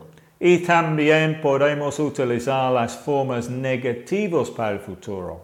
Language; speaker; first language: Spanish; non-native, fluent; English